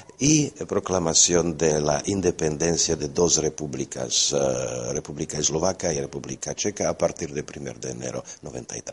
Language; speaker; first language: Spanish; non-native, fluent; Slovak